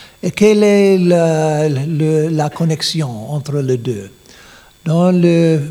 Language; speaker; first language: French; non-native, learner; English